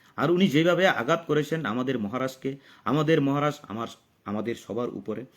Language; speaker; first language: Bangla; non-native, local second language; Kok Borok